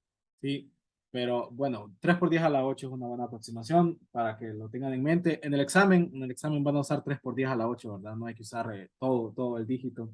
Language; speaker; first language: Spanish; native; Spanish